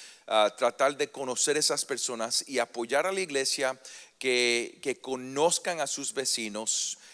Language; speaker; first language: Spanish; early bilingual, heritage; Spanish